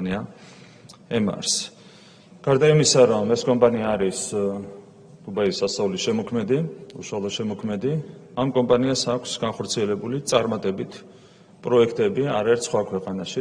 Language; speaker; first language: Georgian; native; Georgian